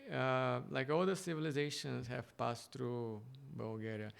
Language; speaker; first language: English; non-native, fluent; Bulgarian